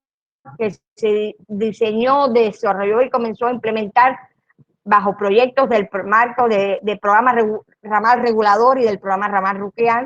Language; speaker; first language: Spanish; native; Spanish